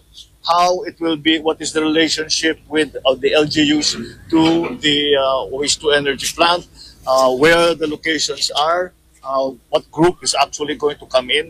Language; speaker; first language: English; non-native, local second language; Filipino